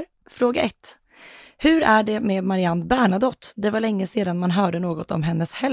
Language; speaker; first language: Swedish; native; Swedish